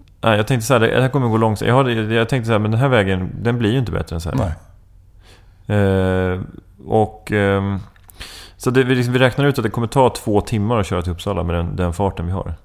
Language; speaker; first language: Swedish; native; Swedish